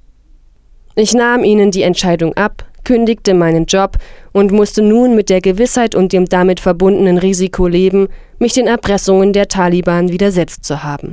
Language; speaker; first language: German; non-native, fluent; Persian